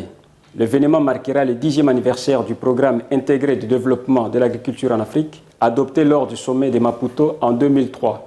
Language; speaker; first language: French; non-native, fluent; Portuguese